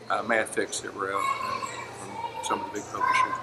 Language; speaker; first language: English; native; English